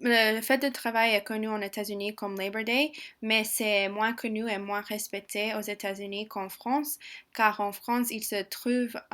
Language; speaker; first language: French; non-native, learner; English